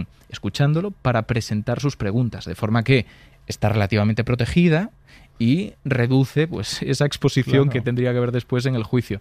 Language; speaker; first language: Spanish; native; Spanish